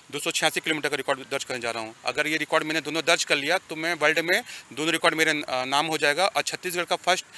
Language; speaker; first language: Hindi; native; Hindi